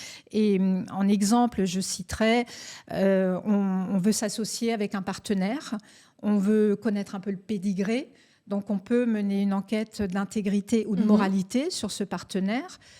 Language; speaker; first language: French; native; French